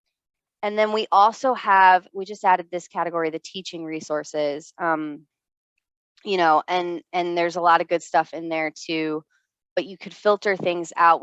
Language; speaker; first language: English; native; English